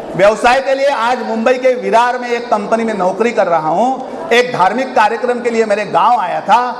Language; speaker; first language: Hindi; non-native, local second language; Marathi